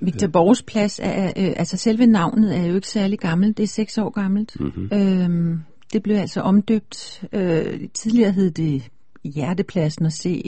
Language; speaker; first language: Danish; native; Danish